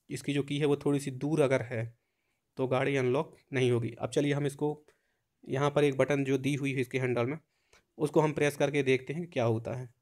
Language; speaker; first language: Hindi; native; Hindi